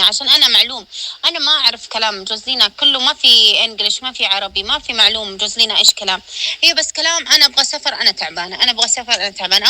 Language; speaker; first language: Arabic; non-native, learner; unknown